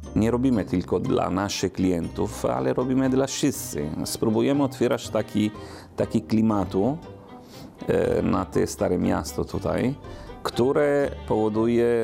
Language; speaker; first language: Polish; non-native, learner; Italian